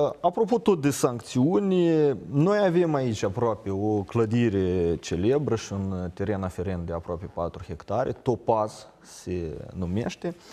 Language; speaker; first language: Romanian; native; Romanian